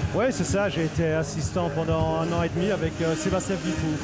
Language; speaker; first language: French; native; French